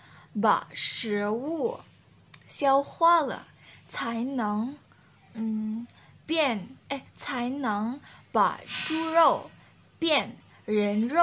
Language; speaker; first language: Chinese; non-native, learner; Indonesian